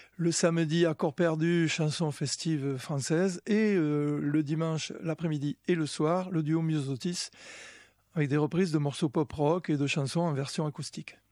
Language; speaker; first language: French; native; French